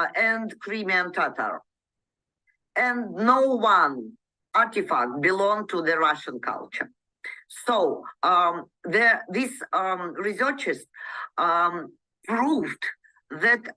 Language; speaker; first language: English; non-native, learner; Ukrainian